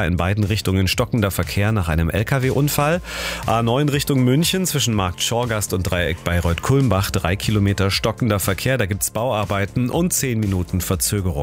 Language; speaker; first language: German; native; German